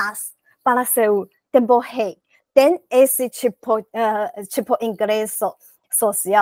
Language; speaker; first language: Portuguese; non-native, learner; Chinese